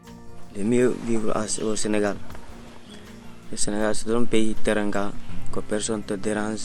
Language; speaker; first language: French; non-native, learner; Mandingo